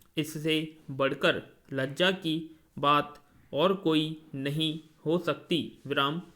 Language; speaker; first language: Hindi; native; Hindi